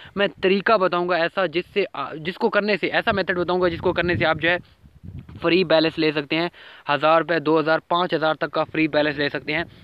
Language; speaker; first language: Urdu; non-native, local second language; Punjabi